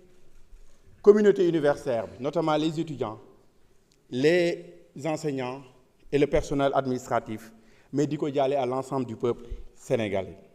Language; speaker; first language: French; non-native, local second language; Wolof